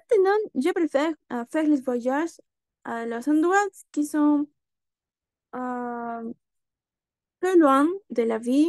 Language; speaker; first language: French; non-native, learner; Spanish